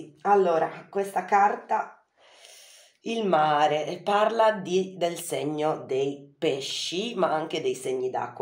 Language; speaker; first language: Italian; native; Italian